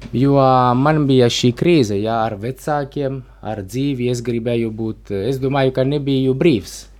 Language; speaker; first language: Latvian; non-native, learner; Italian